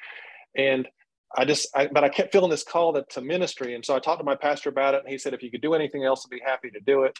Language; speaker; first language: English; native; English